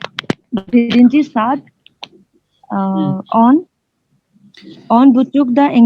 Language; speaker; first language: Turkish; non-native, learner; Urdu